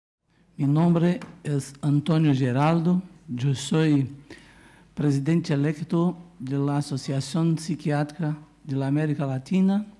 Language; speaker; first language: Spanish; non-native, learner; Portuguese